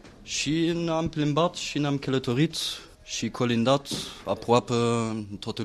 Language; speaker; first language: Romanian; non-native, fluent; German